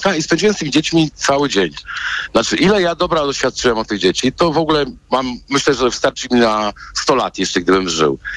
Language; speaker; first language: Polish; native; Polish